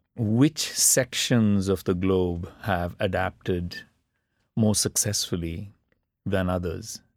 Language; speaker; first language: English; non-native, local second language; Tamil